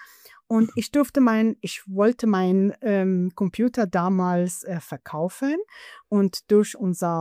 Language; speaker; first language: German; non-native, fluent; Persian